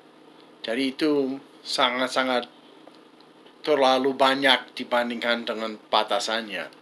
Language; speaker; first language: Indonesian; non-native, fluent; English